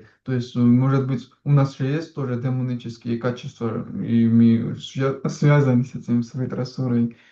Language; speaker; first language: Russian; non-native, local second language; Georgian